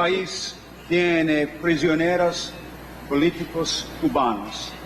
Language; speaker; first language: Spanish; non-native, learner; English